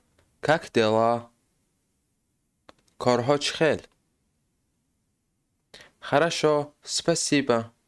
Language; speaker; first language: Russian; non-native, local second language; Tajik